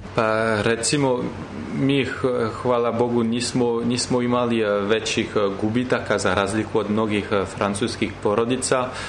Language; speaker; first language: Serbian; non-native, fluent; French